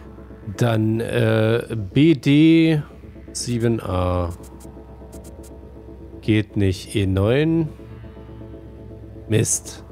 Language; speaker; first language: German; native; German